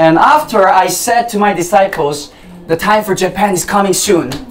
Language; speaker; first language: English; non-native, fluent; Korean